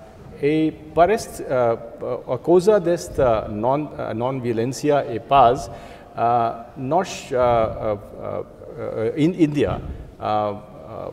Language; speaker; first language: Portuguese; non-native, fluent; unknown